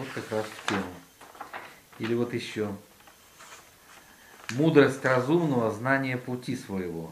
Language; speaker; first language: Russian; native; Russian